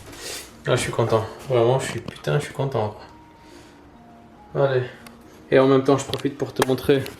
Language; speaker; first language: French; native; French